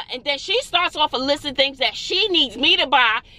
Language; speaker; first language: English; native; English